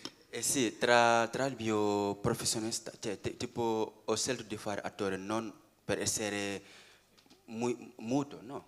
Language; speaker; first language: Italian; non-native, learner; Wolof